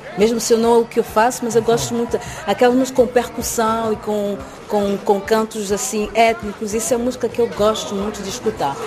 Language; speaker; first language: Portuguese; native; Portuguese